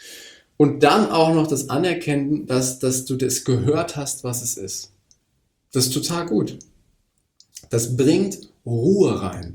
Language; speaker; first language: German; native; German